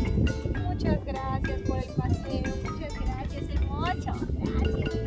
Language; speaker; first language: Spanish; native; Spanish